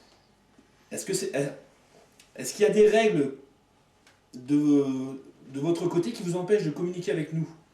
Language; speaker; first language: French; native; French